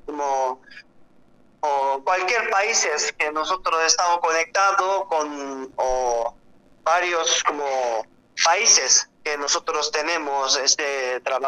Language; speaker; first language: Spanish; non-native, learner; Korean